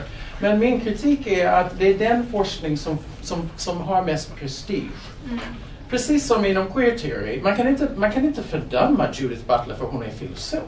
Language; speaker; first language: Swedish; non-native, fluent; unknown